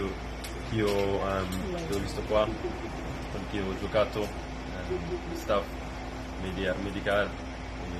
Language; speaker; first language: Italian; non-native, fluent; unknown